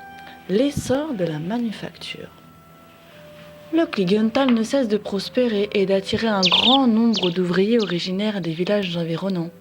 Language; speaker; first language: French; native; French